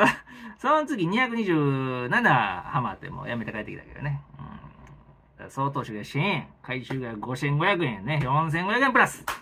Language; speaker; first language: Japanese; native; Japanese